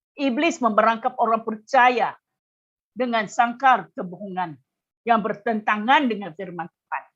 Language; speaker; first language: Malay; non-native, local second language; Chinese